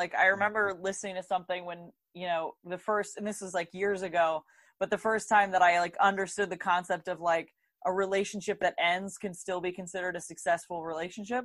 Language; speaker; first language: English; native; English